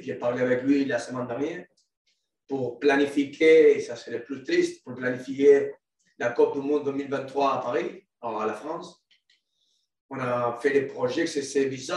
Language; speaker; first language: French; non-native, learner; Spanish